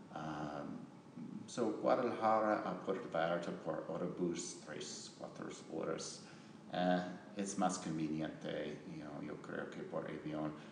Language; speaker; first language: Spanish; non-native, learner; English